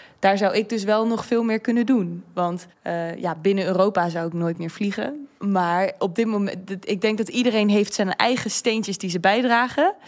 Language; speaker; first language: Dutch; early bilingual, heritage; Dutch